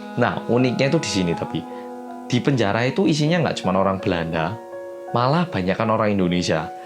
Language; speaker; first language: Indonesian; early bilingual, other home language; Korean